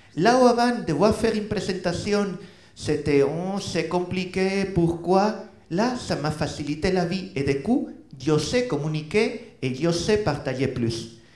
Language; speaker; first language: French; non-native, fluent; Spanish